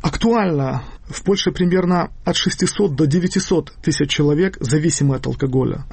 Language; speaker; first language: Russian; native; Russian